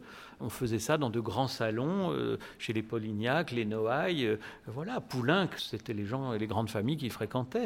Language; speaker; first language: French; native; French